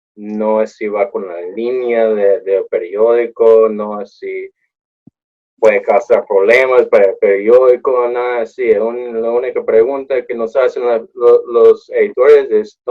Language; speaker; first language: Spanish; non-native, fluent; English